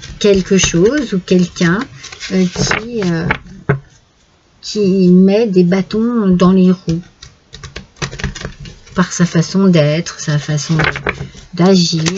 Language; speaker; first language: French; native; French